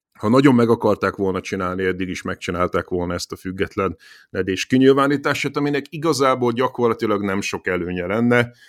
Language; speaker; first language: Hungarian; native; Hungarian